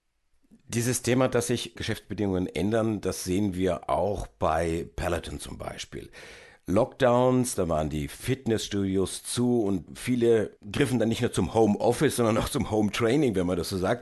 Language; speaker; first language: German; native; German